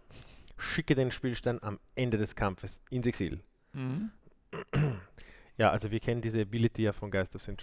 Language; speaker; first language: German; native; German